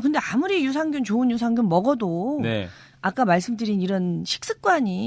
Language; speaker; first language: Korean; native; Korean